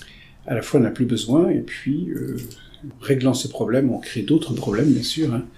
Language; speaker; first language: French; native; French